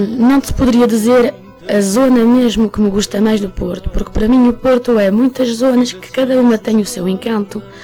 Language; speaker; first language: Portuguese; early bilingual, heritage; Portuguese